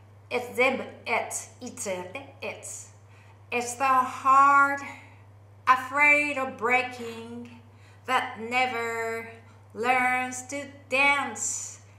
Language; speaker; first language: English; non-native, fluent; Japanese